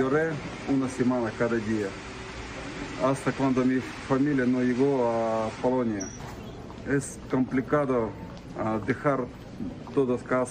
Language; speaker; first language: Spanish; non-native, learner; Ukrainian